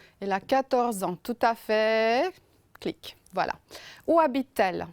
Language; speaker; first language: French; non-native, fluent; Romanian